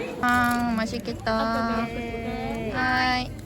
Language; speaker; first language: Japanese; non-native, learner; Korean